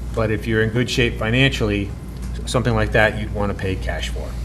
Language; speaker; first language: English; native; English